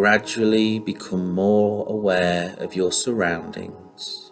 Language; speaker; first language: English; native; English